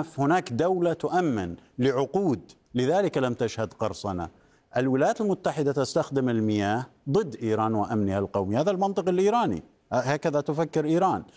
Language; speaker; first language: Arabic; non-native, fluent; Persian